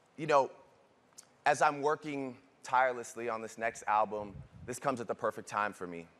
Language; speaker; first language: English; native; English